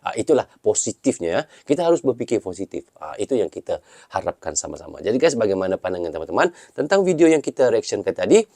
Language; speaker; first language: Malay; native; Malay